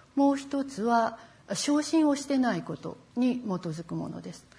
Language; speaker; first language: Japanese; native; Japanese